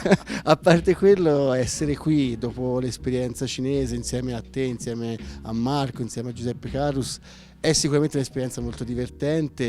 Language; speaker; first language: Italian; native; Italian